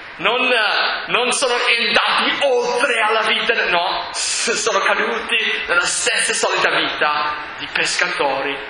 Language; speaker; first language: Italian; non-native, fluent; English